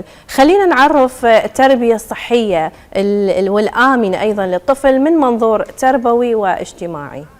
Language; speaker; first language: Arabic; native; Arabic